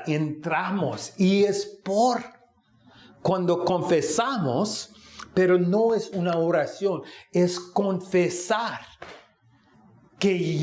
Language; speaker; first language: Spanish; non-native, fluent; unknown